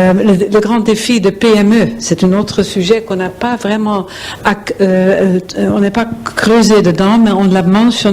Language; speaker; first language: French; non-native, fluent; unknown